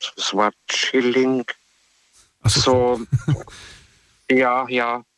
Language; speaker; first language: German; native; German